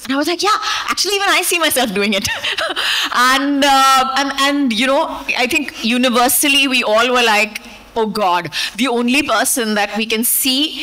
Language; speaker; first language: English; non-native, local second language; Hindi